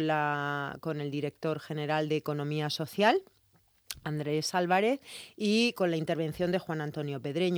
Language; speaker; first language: Spanish; native; Spanish